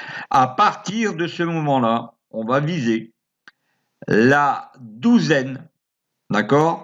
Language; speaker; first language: French; native; French